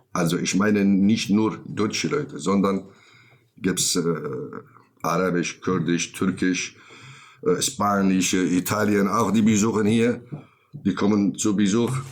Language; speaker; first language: German; non-native, learner; Kurdish